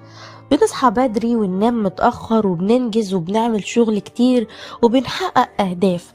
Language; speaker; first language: Arabic; native; Arabic